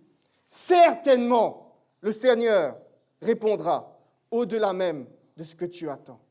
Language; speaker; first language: French; native; French